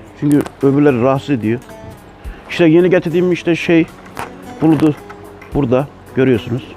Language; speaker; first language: Turkish; native; Turkish